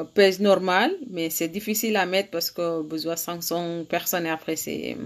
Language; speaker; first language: French; non-native, learner; Arabic